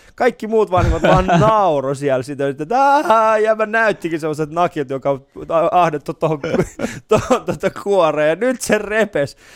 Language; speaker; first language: Finnish; early bilingual, other home language; Persian